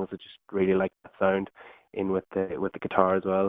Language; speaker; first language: English; native; English